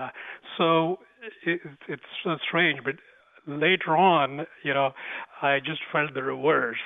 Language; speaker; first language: English; non-native, local second language; Tamil